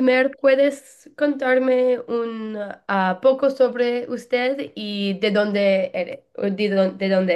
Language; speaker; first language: Spanish; non-native, learner; English